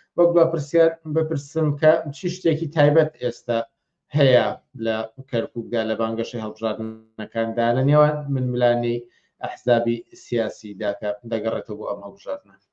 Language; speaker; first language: Central Kurdish; native; Central Kurdish